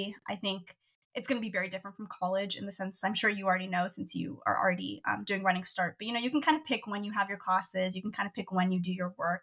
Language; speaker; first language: English; native; English